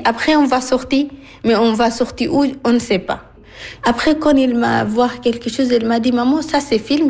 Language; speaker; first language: French; non-native, learner; Arabic